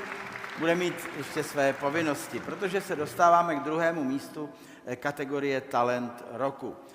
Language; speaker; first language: Czech; native; Czech